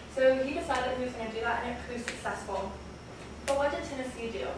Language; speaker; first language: English; native; English